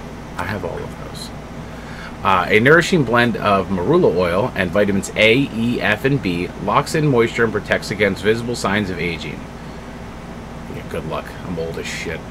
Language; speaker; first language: English; native; English